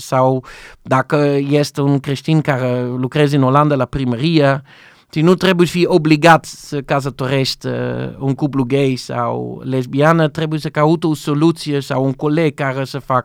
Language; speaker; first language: Romanian; non-native, learner; Dutch